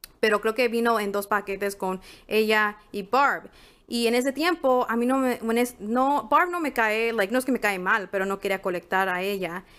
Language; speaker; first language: Spanish; early bilingual, heritage; Spanish